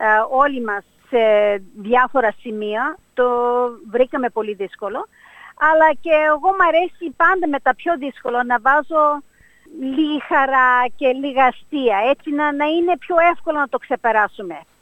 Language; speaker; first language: Greek; early bilingual, heritage; Greek